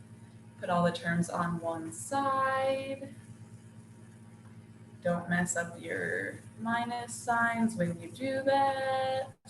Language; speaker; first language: English; native; English